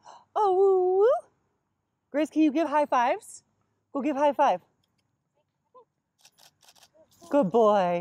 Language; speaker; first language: English; native; English